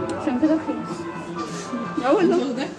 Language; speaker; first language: Arabic; native; Arabic